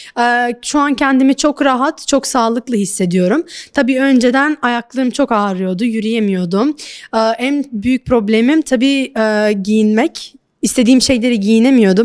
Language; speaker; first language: Turkish; non-native, fluent; Albanian